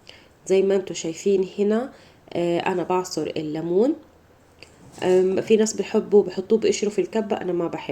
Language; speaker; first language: Arabic; native; Arabic